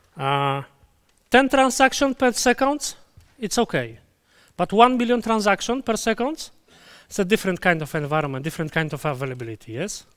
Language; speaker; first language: English; non-native, fluent; Polish